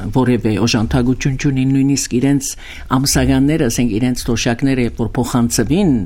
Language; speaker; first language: Armenian; early bilingual, heritage; Armenian